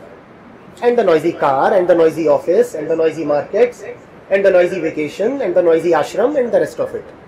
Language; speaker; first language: English; non-native, local second language; Hindi